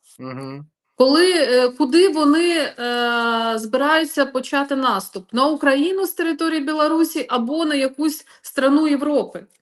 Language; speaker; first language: Ukrainian; non-native, local second language; Russian